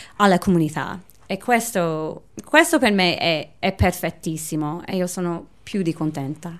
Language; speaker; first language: Italian; non-native, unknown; English